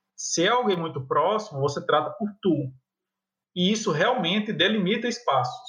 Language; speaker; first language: Portuguese; native; Portuguese